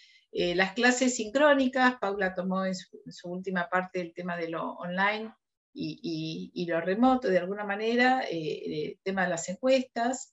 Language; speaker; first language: Spanish; native; Spanish